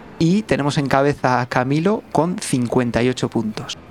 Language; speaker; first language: Spanish; native; Spanish